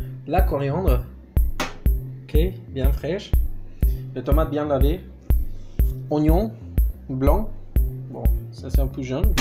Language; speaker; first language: French; non-native, fluent; Spanish